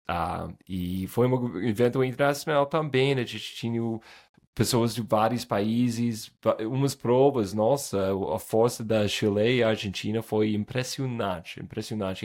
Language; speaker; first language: Portuguese; non-native, fluent; English